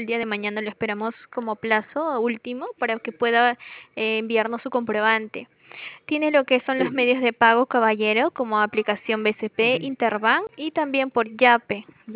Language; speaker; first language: Spanish; native; Spanish